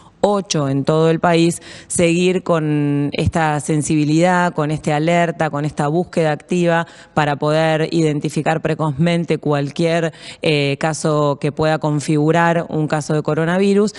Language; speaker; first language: Spanish; native; Spanish